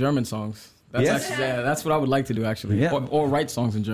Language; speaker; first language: English; native; English